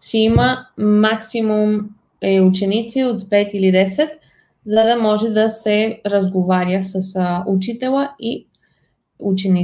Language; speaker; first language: Bulgarian; non-native, fluent; Spanish